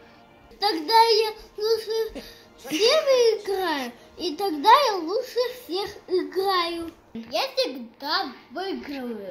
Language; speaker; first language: Russian; early bilingual, heritage; Russian